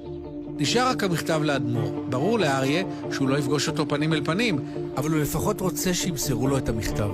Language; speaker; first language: Hebrew; native; Hebrew